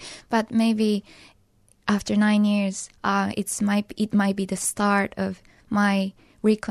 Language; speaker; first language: English; non-native, fluent; Japanese